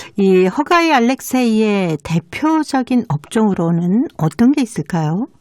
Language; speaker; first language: Korean; native; Korean